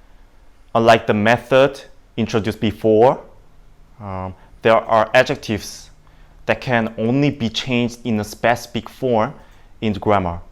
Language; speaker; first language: English; non-native, learner; Indonesian